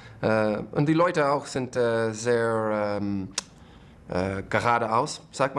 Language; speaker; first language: German; non-native, learner; English